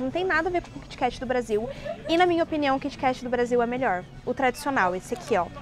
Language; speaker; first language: Portuguese; native; Portuguese